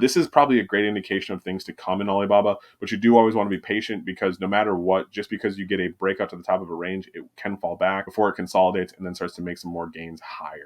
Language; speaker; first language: English; native; English